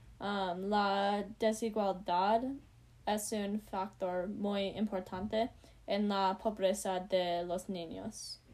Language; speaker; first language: Spanish; non-native, learner; English